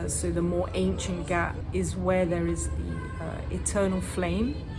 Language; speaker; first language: English; native; English